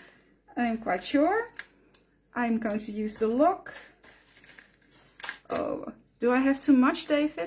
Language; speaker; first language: English; non-native, fluent; Dutch